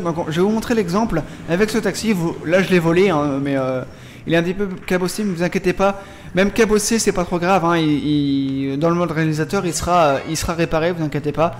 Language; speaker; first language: French; native; French